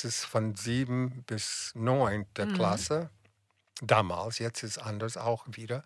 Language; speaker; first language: German; non-native, fluent; English